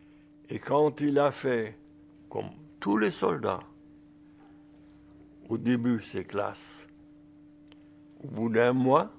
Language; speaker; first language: French; early bilingual, other home language; German